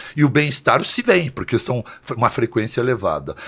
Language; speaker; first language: Portuguese; native; Portuguese